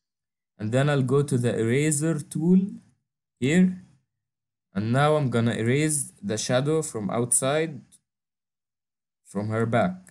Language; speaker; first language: English; non-native, fluent; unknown